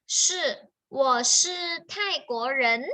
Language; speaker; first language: Chinese; non-native, fluent; Thai